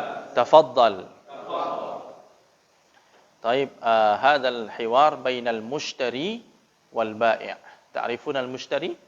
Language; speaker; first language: Arabic; non-native, fluent; Indonesian